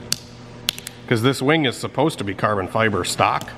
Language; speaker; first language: English; native; English